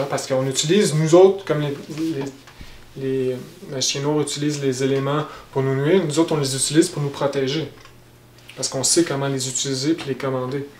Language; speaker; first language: French; native; French